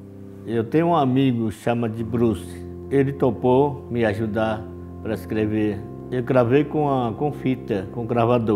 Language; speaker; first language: Portuguese; non-native, local second language; Yanomámi